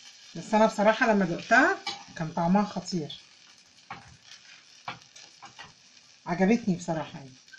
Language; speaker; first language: Arabic; native; Arabic